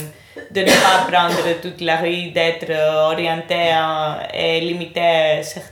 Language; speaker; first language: French; non-native, fluent; Greek